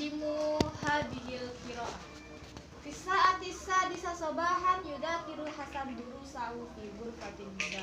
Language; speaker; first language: Arabic; non-native, learner; Indonesian